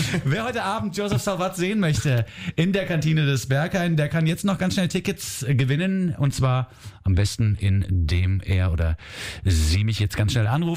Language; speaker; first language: German; native; German